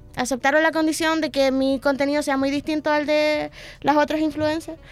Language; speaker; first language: Spanish; native; Spanish